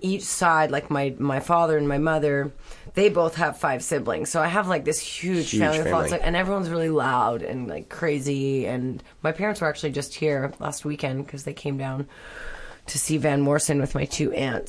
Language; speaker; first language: English; native; English